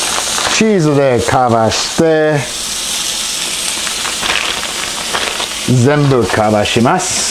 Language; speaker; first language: Japanese; non-native, learner; English